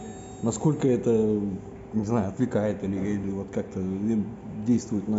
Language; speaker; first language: Russian; native; Russian